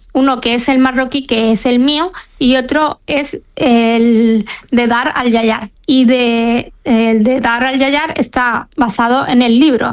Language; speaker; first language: Spanish; non-native, fluent; Arabic